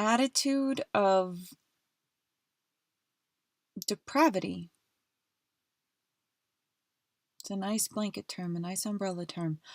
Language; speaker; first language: English; native; English